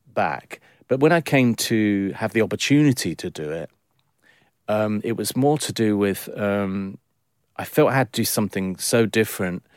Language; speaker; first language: English; native; English